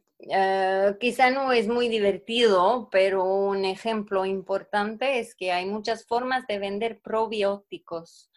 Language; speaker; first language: Spanish; non-native, fluent; Swedish